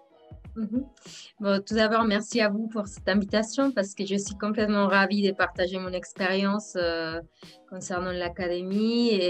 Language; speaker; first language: French; non-native, fluent; Spanish